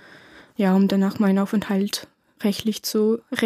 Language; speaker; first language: German; non-native, fluent; Ukrainian